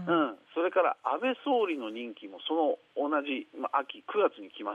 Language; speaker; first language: Japanese; native; Japanese